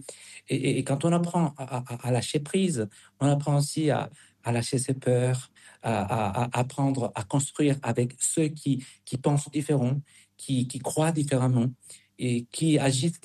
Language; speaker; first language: French; non-native, fluent; Spanish